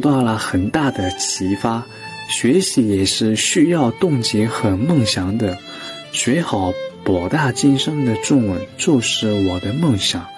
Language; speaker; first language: Chinese; non-native, fluent; Korean